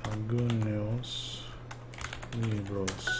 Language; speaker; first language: Spanish; non-native, learner; English